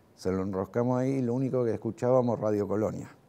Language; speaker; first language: Spanish; native; Spanish